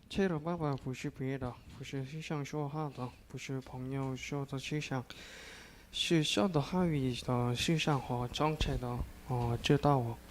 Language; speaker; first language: Chinese; non-native, learner; Korean